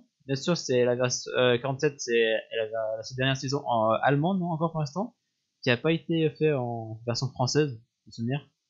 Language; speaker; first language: French; native; French